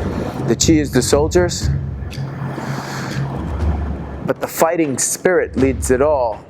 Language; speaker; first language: English; native; English